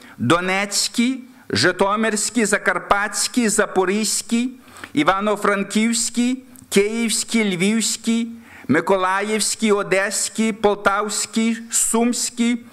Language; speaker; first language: Ukrainian; early bilingual, heritage; Ukrainian